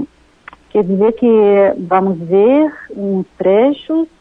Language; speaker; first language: Portuguese; non-native, fluent; French